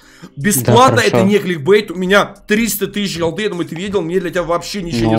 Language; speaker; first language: Russian; native; Russian